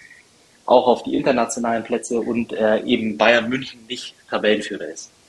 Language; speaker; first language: German; native; German